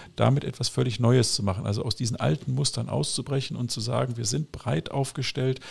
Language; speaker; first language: German; native; German